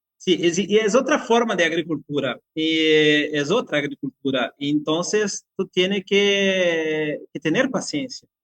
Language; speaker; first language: Spanish; non-native, fluent; Portuguese